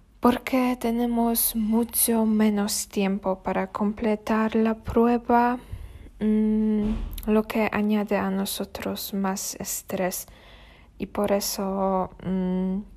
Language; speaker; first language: Spanish; non-native, learner; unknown